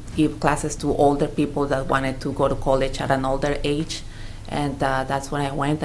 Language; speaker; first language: English; non-native, fluent; Spanish